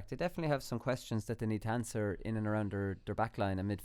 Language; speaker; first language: English; native; English